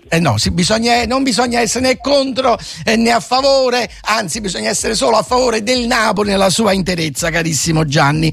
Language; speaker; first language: Italian; native; Italian